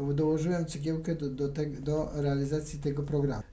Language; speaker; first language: Polish; native; Polish